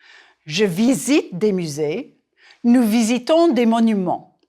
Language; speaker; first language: French; non-native, fluent; English